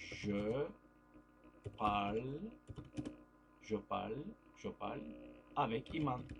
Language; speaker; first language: French; non-native, fluent; Turkish